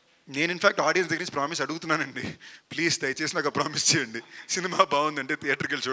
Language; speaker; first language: Telugu; native; Telugu